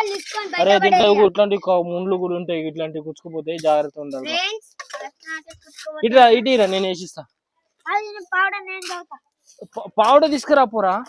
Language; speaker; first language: Telugu; native; Telugu